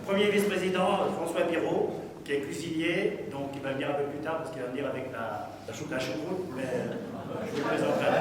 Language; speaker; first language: French; native; French